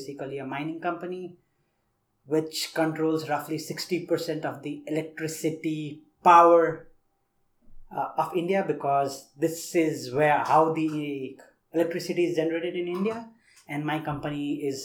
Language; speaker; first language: English; non-native, local second language; Nepali